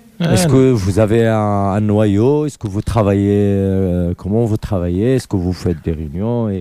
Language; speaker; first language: French; non-native, learner; Arabic